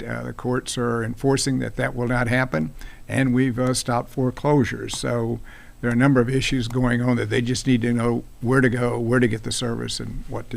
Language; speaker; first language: English; native; English